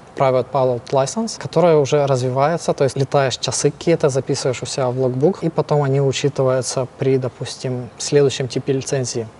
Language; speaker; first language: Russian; non-native, local second language; Ukrainian